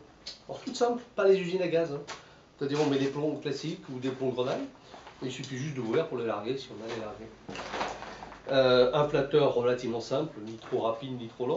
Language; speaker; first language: French; native; French